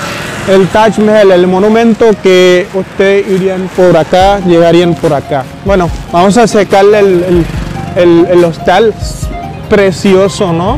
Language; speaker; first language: Spanish; non-native, fluent; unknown